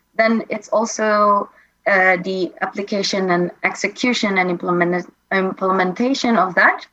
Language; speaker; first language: English; non-native, fluent; Indonesian